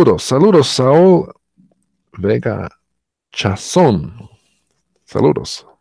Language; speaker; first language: Spanish; non-native, learner; English